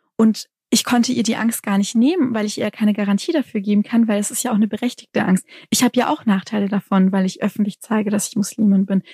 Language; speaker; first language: German; native; German